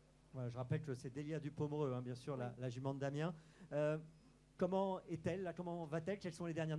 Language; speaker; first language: French; native; French